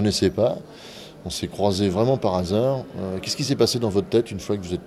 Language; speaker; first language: French; native; French